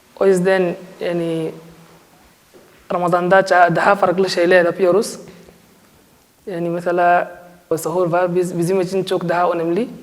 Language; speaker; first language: Turkish; non-native, learner; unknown